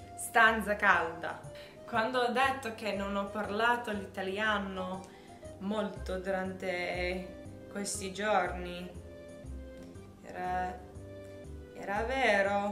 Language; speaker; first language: Italian; non-native, learner; English